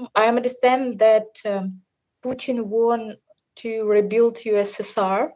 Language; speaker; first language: English; non-native, learner; Russian